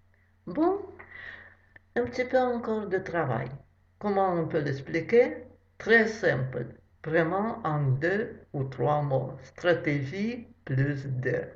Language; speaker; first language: French; non-native, fluent; Russian